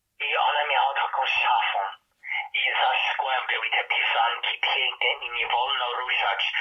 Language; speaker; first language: Polish; early bilingual, heritage; Polish